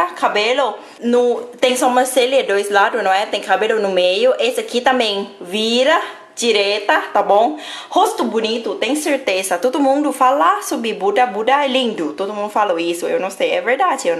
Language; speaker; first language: Portuguese; non-native, fluent; Thai